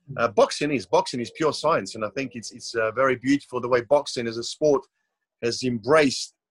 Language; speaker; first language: English; non-native, fluent; Croatian